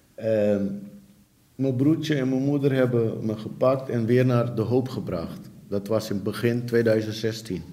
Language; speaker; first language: Dutch; early bilingual, other home language; Papiamento